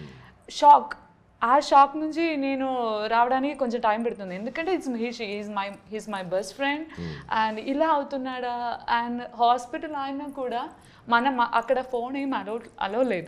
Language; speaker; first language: Telugu; non-native, learner; Malayalam